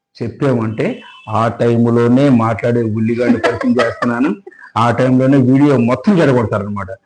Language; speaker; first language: Telugu; native; Telugu